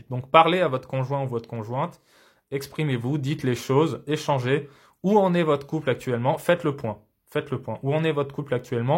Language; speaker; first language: French; native; French